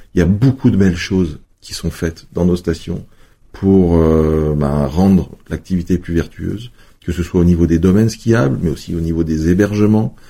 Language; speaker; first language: French; native; French